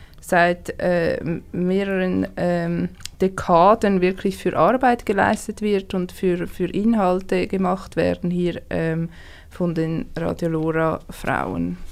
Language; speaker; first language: German; native; German